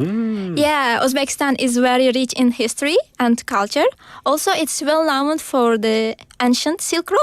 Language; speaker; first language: English; non-native, learner; Uzbek